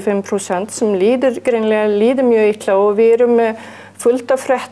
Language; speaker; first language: Icelandic; non-native, learner; Swedish